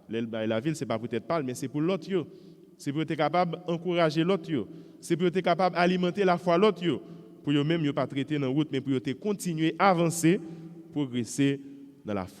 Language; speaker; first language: French; non-native, local second language; Haitian Creole